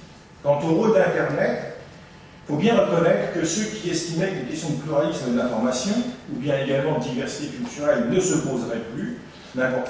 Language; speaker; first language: French; native; French